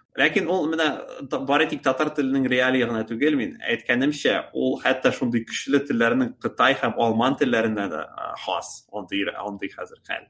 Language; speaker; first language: Tatar; native; Tatar